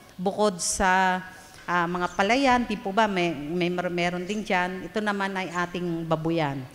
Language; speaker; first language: Filipino; native; Filipino